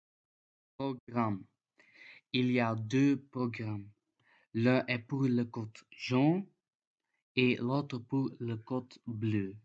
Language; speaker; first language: French; non-native, local second language; Dutch